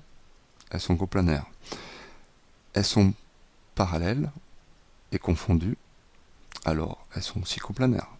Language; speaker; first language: French; native; French